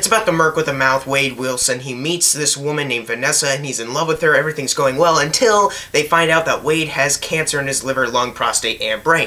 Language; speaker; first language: English; native; English